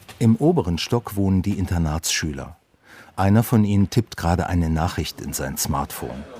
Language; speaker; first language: German; native; German